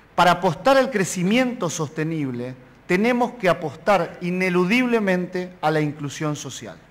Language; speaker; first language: Spanish; native; Spanish